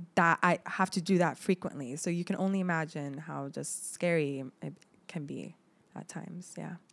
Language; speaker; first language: English; early bilingual, other home language; Arabic